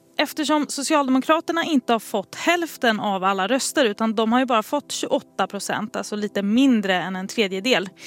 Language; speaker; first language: Swedish; native; Swedish